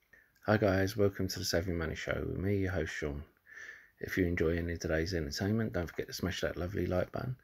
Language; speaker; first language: English; native; English